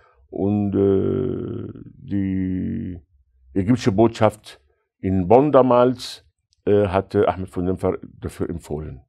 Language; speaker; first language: German; non-native, fluent; Arabic